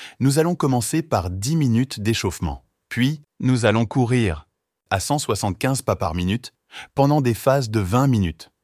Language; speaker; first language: French; native; French